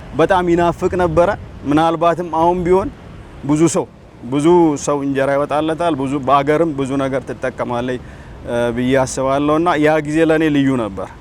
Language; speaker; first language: Amharic; non-native, local second language; Sidamo